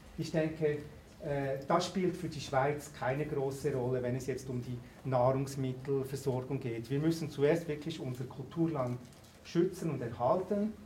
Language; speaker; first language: German; native; German